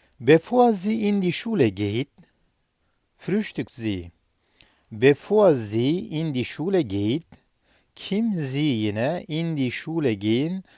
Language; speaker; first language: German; non-native, fluent; Turkish